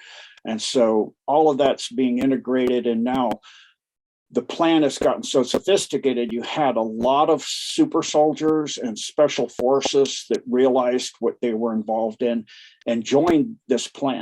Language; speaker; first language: English; native; English